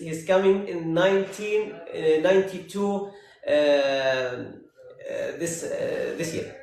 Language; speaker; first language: English; non-native, learner; Arabic